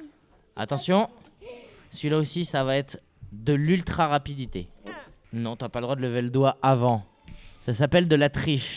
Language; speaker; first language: French; native; French